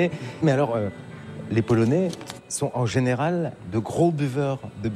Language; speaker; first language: French; native; French